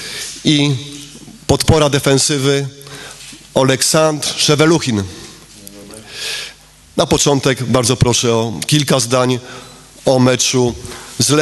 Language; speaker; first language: Polish; native; Polish